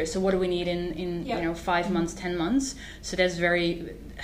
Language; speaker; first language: English; non-native, fluent; Dutch